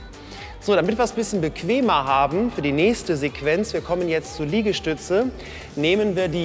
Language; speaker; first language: German; native; German